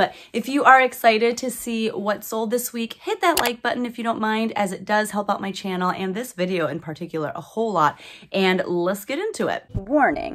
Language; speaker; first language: English; native; English